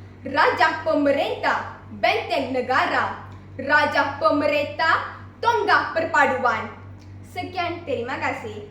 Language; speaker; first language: Malay; non-native, local second language; Tamil